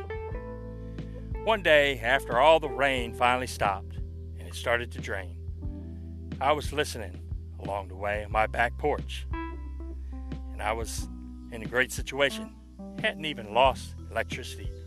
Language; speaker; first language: English; native; English